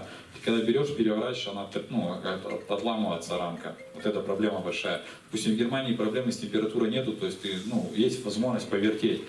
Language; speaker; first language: Russian; native; Russian